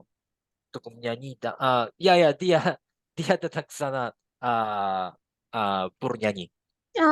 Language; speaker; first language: Indonesian; non-native, learner; Japanese